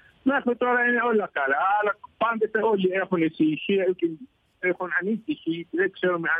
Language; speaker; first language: Greek; non-native, learner; Arabic